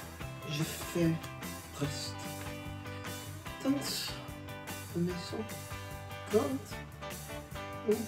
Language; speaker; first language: French; non-native, learner; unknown